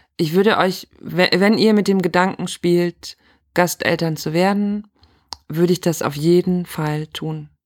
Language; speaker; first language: German; native; German